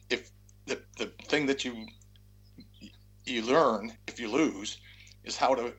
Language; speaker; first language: English; native; English